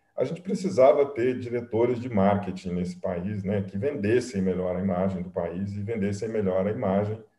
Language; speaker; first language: Portuguese; native; Portuguese